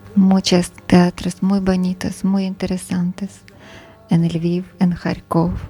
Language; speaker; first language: Spanish; non-native, learner; Ukrainian